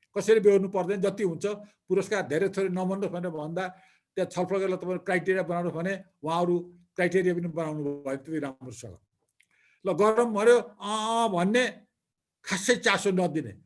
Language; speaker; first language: Nepali; native; Nepali